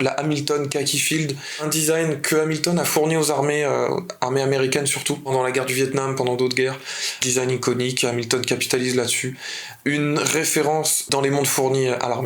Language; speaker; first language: French; native; French